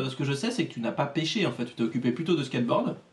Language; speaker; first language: French; native; French